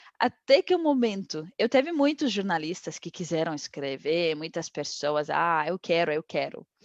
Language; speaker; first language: Portuguese; non-native, fluent; Arabic